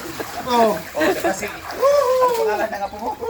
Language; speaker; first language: Filipino; non-native, local second language; Cebuano